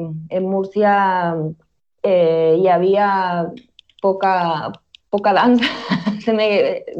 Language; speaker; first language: Catalan; non-native, local second language; Spanish